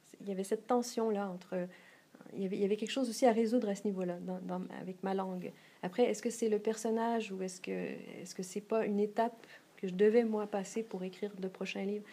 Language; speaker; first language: French; native; French